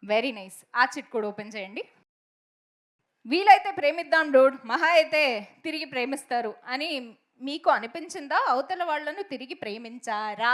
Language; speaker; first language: Telugu; native; Telugu